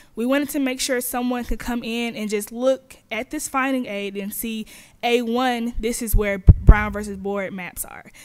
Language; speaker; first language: English; native; English